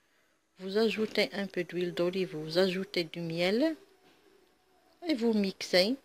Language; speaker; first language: French; non-native, local second language; Arabic